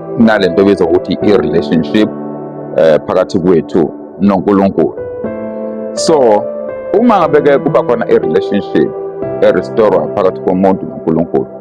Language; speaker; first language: Zulu; native; Zulu